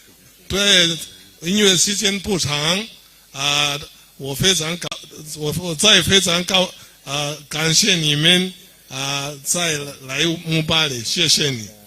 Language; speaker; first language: Chinese; non-native, fluent; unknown